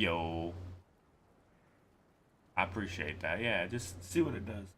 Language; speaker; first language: English; native; English